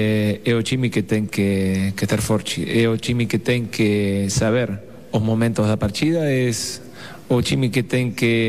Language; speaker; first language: Portuguese; non-native, fluent; Spanish